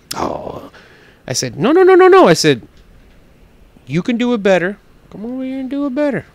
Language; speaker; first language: English; native; English